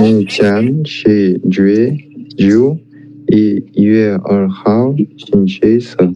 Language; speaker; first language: Chinese; non-native, learner; Kazakh